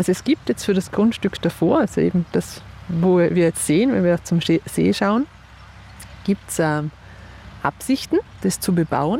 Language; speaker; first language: German; native; German